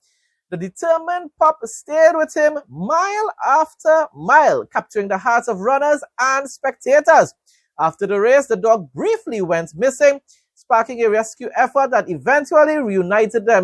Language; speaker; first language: English; native; English